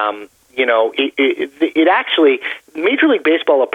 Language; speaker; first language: English; native; English